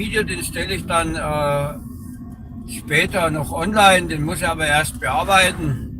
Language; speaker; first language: German; native; German